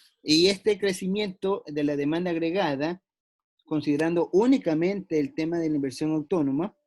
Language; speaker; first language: Spanish; native; Spanish